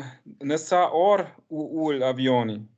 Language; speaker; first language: Albanian; non-native, learner; German